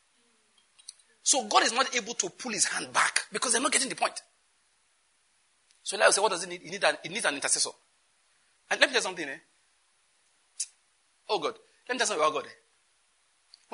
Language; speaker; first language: English; non-native, local second language; Yoruba